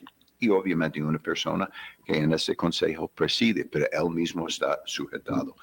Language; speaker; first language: Spanish; non-native, fluent; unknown